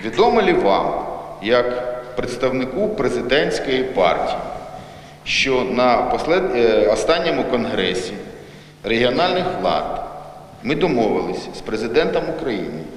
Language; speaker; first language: Ukrainian; non-native, local second language; Russian